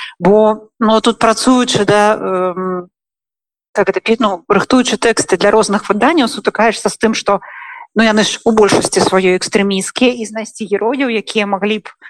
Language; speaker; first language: Belarusian; non-native, local second language; Russian